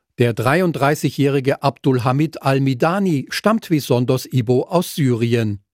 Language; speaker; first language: German; native; German